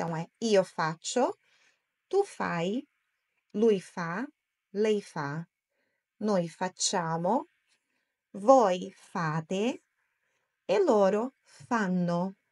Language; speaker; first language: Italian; non-native, fluent; Portuguese